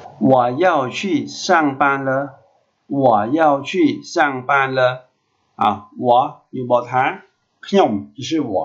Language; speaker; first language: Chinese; non-native, fluent; Khmer